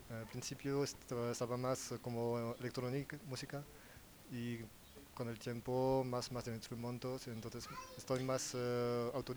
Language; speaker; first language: Spanish; non-native, learner; French